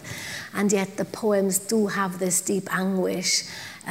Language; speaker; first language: English; non-native, local second language; Welsh